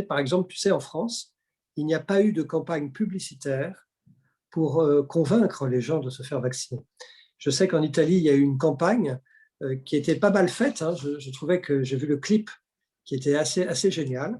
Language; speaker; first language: French; native; French